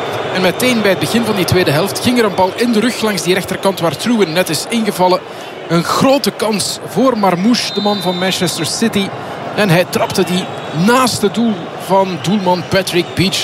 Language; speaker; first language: Dutch; native; Dutch